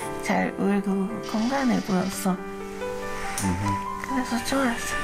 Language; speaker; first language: Korean; non-native, learner; English